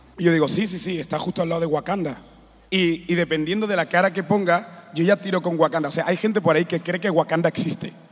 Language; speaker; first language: Spanish; early bilingual, other home language; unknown